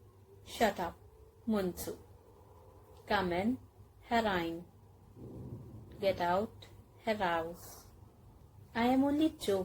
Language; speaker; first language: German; non-native, learner; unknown